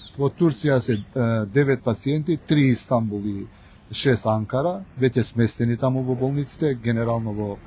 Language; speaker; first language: Macedonian; non-native, local second language; Albanian